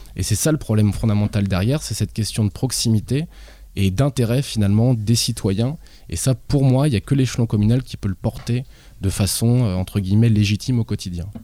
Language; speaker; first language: French; native; French